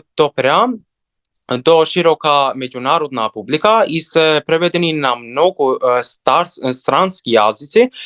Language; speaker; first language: Macedonian; non-native, local second language; Albanian